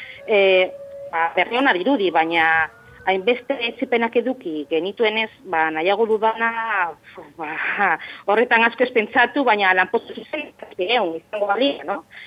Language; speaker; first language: Basque; non-native, local second language; Spanish